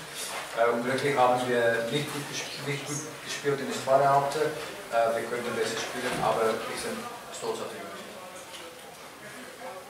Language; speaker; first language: German; non-native, fluent; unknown